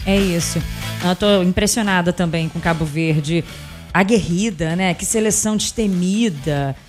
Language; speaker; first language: Portuguese; native; Portuguese